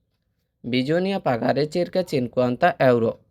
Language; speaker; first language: Italian; non-native, fluent; Bangla